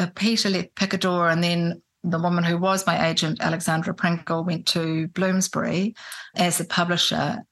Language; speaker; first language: English; native; English